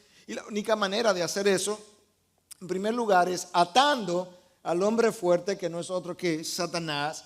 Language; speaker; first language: Spanish; native; Spanish